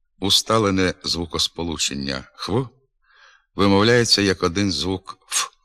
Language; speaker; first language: Ukrainian; native; Ukrainian